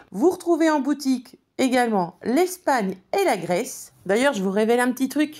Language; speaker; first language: French; native; French